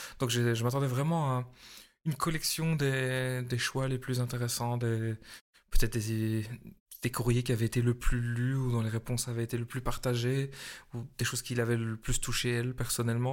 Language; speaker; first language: French; native; French